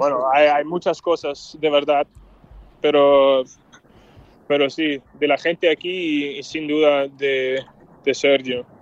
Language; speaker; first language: Spanish; non-native, fluent; Danish